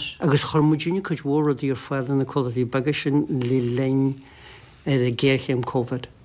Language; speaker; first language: Irish; native; Irish